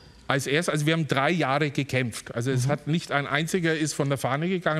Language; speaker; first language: German; native; German